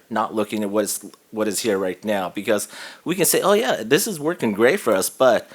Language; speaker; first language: English; native; English